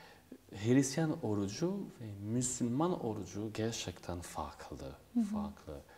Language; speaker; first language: Turkish; non-native, fluent; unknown